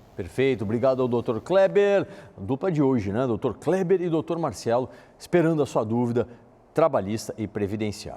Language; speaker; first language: Portuguese; native; Portuguese